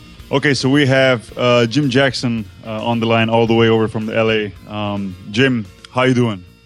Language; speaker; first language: English; non-native, fluent; Slovenian